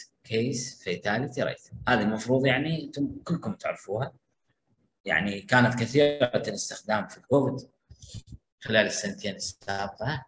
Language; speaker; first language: Arabic; native; Arabic